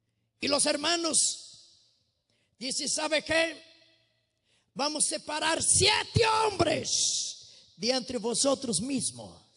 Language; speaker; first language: Spanish; non-native, fluent; Portuguese